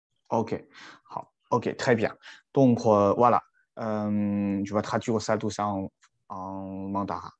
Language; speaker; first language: French; non-native, fluent; Chinese